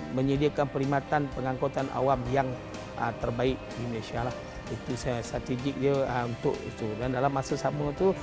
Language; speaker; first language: Malay; non-native, local second language; Tamil